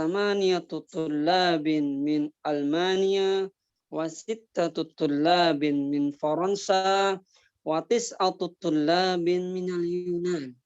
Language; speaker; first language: Arabic; non-native, fluent; Indonesian